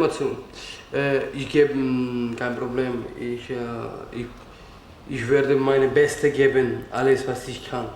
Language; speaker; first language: German; non-native, learner; Romany